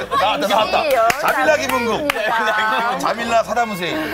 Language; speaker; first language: Korean; native; Korean